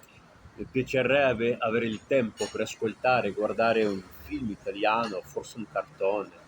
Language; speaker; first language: Italian; non-native, fluent; Portuguese